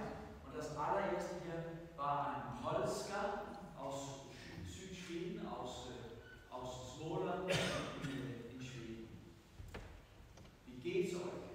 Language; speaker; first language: German; non-native, fluent; Danish